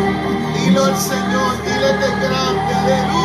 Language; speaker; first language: Spanish; native; Spanish